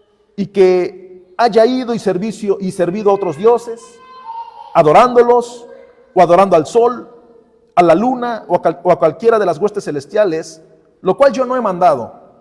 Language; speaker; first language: Spanish; native; Spanish